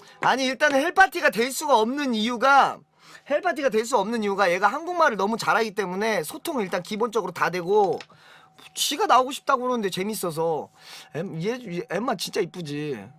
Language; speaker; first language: Korean; native; Korean